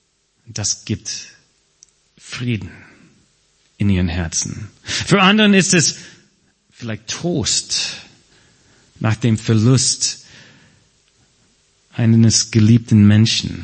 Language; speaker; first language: German; non-native, fluent; English